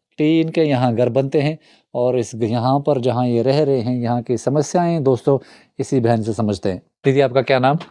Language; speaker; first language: Hindi; native; Hindi